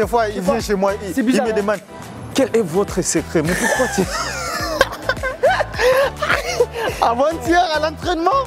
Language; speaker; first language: French; non-native, local second language; Rundi